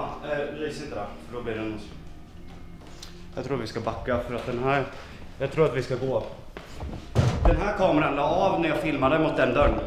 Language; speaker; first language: Swedish; native; Swedish